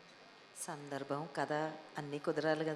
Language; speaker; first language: Telugu; native; Telugu